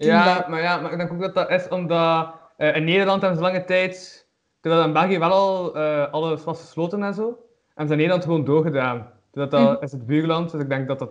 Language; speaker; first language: Dutch; native; Dutch